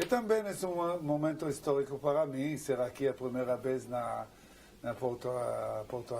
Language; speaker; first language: Portuguese; non-native, learner; Hebrew